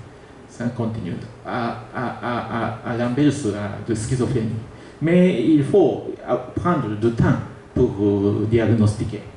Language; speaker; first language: French; non-native, learner; Japanese